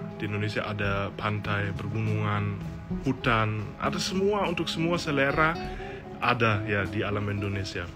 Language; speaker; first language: Indonesian; non-native, fluent; German